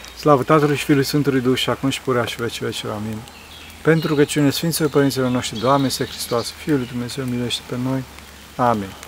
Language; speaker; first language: Romanian; early bilingual, heritage; Romanian